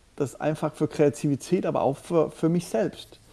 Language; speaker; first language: German; non-native, fluent; Danish